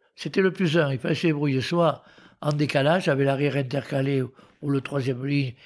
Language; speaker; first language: French; native; French